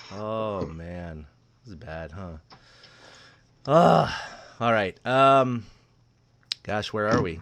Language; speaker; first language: English; native; English